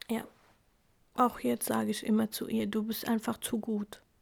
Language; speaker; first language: German; early bilingual, other home language; Kurdish